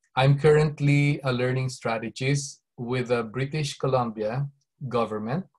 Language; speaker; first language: English; non-native, local second language; Bikol